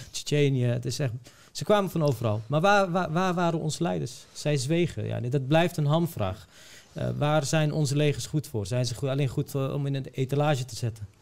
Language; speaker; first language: Dutch; early bilingual, other home language; Bosnian